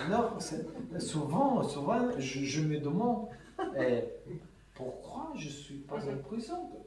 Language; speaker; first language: French; non-native, fluent; Italian